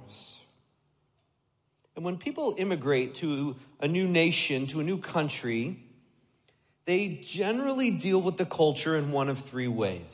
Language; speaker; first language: English; native; English